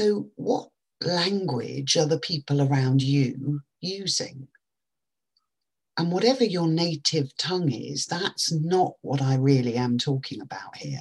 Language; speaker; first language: English; native; English